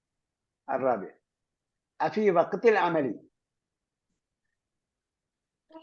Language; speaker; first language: Arabic; non-native, fluent; Malayalam